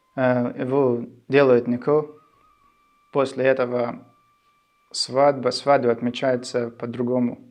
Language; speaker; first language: Russian; non-native, local second language; Shughni